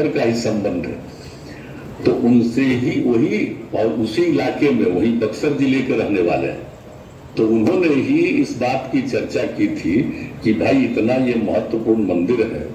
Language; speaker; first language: Hindi; native; Hindi